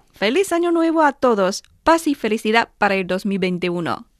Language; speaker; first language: Spanish; non-native, fluent; Chinese